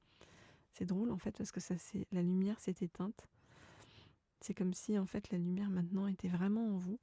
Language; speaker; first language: French; native; French